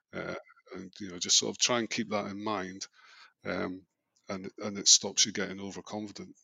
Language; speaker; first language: English; native; English